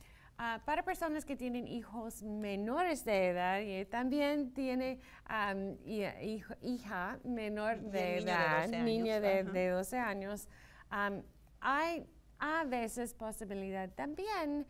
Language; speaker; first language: Spanish; non-native, fluent; English